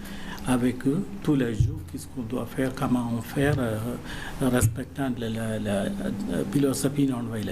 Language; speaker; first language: French; non-native, learner; Malayalam